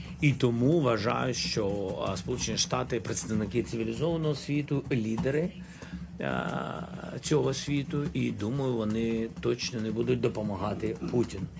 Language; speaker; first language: Ukrainian; non-native, local second language; Russian